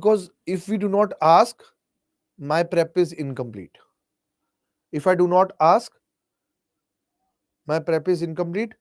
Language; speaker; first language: English; non-native, local second language; Hindi